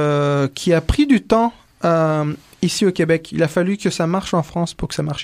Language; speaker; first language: French; non-native, local second language; Kinyarwanda